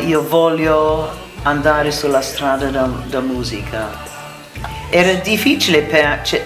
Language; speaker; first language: Italian; non-native, learner; English